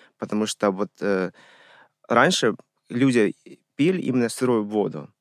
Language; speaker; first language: Russian; non-native, fluent; Chinese